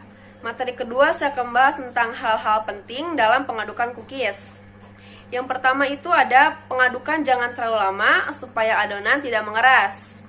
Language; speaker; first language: Indonesian; native; Indonesian